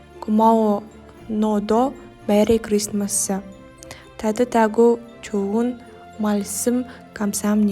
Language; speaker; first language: Korean; non-native, fluent; Kazakh